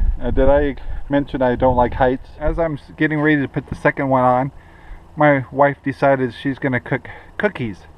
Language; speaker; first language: English; native; English